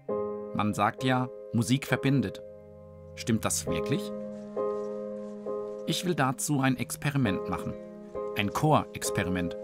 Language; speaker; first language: German; native; German